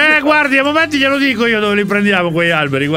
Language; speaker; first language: Italian; native; Italian